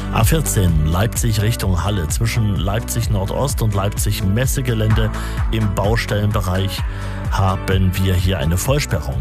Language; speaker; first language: German; native; German